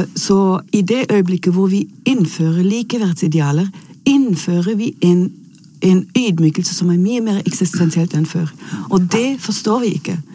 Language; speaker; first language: Norwegian; non-native, fluent; German